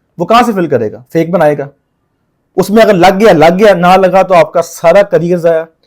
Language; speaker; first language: Urdu; non-native, local second language; Punjabi